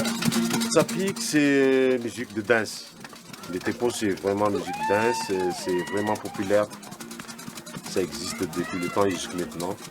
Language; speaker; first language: French; non-native, local second language; Malagasy